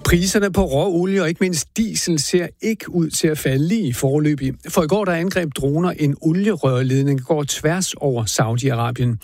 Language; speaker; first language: Danish; native; Danish